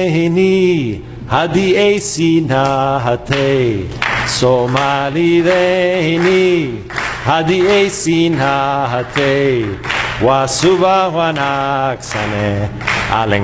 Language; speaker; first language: Somali; non-native, fluent; English